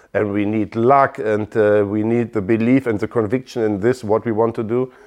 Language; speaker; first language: English; non-native, fluent; German